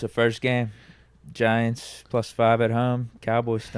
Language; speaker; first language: English; native; English